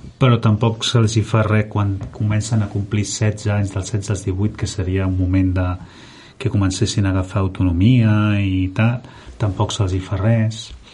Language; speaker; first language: Catalan; native; Catalan